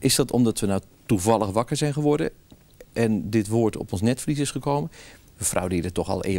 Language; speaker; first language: Dutch; native; Dutch